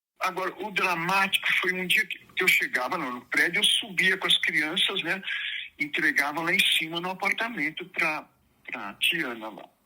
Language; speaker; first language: Portuguese; native; Portuguese